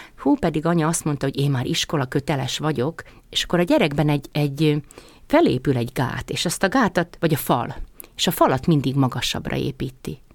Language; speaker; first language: Hungarian; native; Hungarian